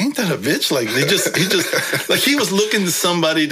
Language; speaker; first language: English; early bilingual, other home language; Korean